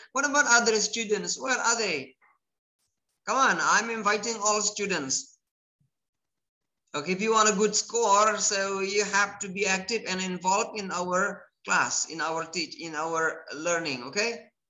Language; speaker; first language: English; non-native, fluent; Indonesian